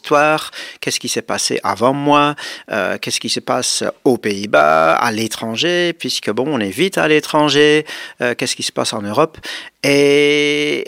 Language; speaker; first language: French; non-native, fluent; Dutch